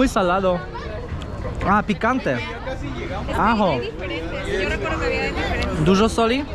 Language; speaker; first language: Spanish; non-native, learner; Polish